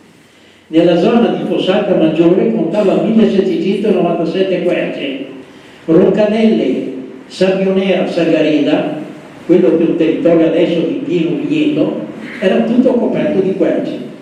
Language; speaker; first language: Italian; native; Italian